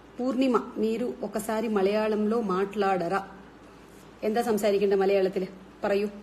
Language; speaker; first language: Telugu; non-native, local second language; Malayalam